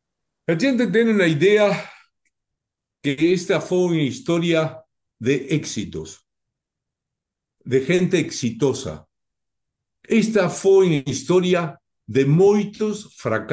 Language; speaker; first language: Portuguese; non-native, learner; Spanish